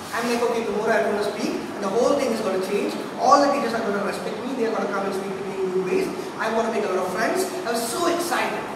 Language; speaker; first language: English; non-native, local second language; Malayalam